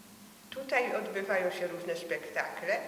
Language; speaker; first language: Polish; early bilingual, heritage; French